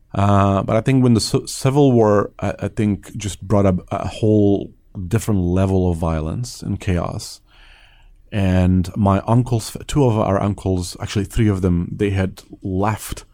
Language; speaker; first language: English; early bilingual, other home language; Persian